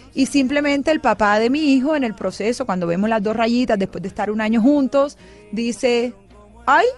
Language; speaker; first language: Spanish; native; Spanish